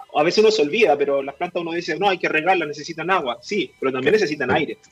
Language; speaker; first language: Spanish; native; Spanish